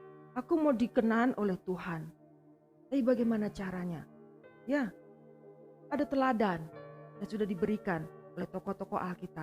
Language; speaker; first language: Indonesian; native; Indonesian